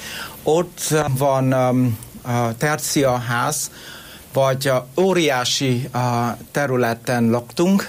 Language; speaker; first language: Hungarian; non-native, learner; Vietnamese